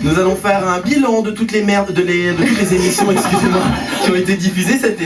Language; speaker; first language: French; native; French